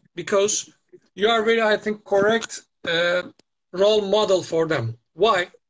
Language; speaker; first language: English; non-native, learner; Turkish